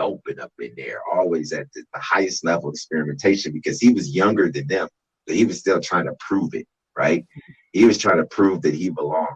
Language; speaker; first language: English; native; English